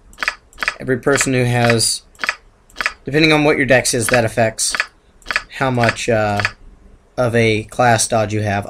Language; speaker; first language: English; native; English